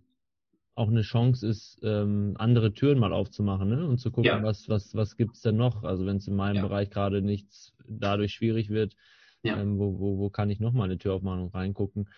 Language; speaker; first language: German; native; German